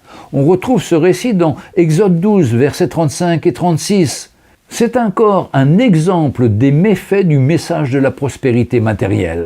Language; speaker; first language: French; native; French